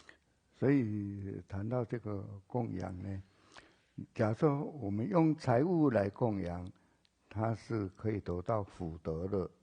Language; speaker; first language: Chinese; native; Chinese